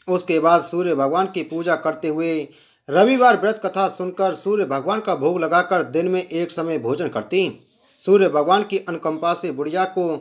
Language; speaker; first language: Hindi; native; Hindi